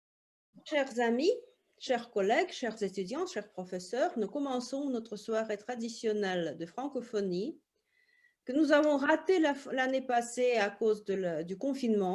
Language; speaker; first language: French; non-native, fluent; Russian